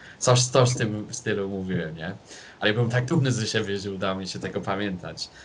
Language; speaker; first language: Polish; non-native, fluent; English